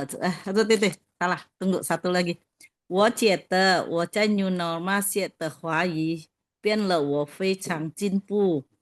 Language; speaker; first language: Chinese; non-native, learner; Indonesian